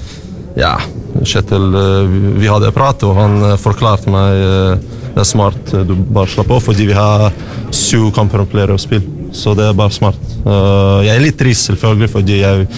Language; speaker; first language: Norwegian; non-native, learner; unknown